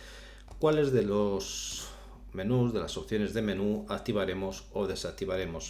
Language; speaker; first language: Spanish; native; Spanish